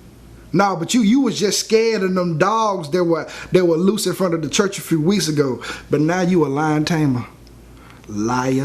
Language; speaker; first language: English; native; English